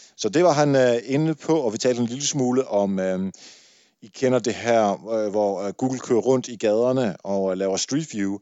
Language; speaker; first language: Danish; early bilingual, other home language; Dutch